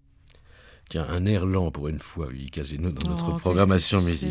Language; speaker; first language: French; native; French